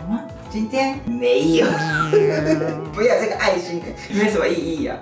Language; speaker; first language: Chinese; non-native, learner; Japanese